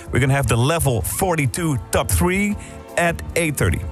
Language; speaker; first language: English; non-native, fluent; Dutch